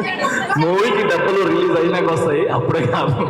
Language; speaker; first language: Telugu; native; Telugu